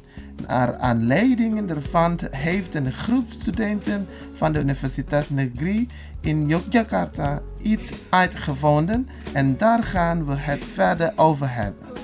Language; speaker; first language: Dutch; non-native, fluent; Indonesian